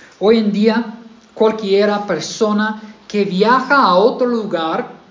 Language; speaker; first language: Spanish; non-native, fluent; English